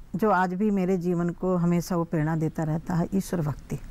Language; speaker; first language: Hindi; native; Hindi